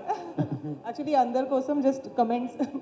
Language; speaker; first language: Telugu; non-native, fluent; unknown